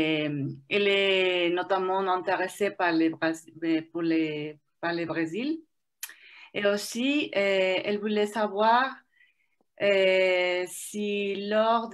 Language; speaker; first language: French; non-native, fluent; Spanish